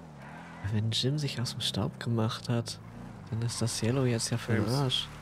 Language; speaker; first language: German; native; German